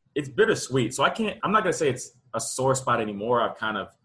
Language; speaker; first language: English; native; English